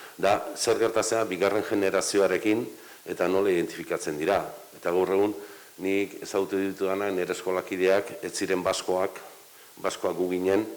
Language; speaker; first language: Basque; native; Basque